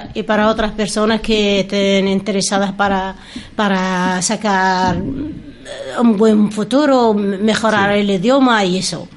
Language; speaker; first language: Spanish; non-native, fluent; Arabic